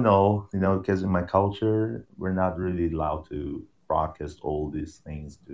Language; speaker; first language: English; non-native, fluent; Persian